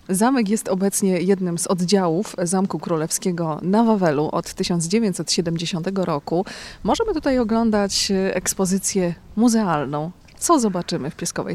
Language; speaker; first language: Polish; native; Polish